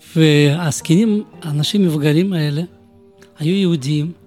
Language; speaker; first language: Hebrew; non-native, fluent; Romanian